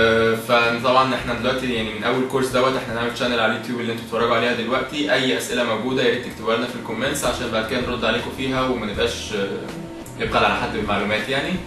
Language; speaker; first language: Arabic; native; Arabic